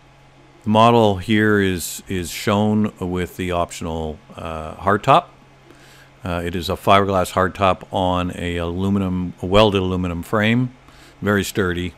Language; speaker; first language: English; native; English